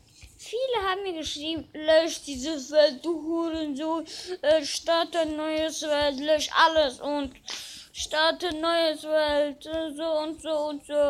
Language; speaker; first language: German; early bilingual, other home language; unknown